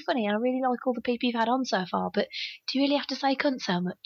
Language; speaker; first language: English; native; English